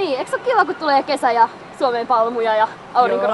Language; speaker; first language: Finnish; native; Finnish